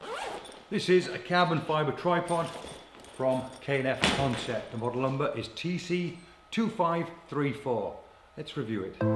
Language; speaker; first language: English; native; English